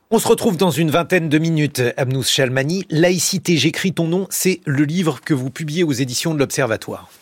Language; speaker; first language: French; native; French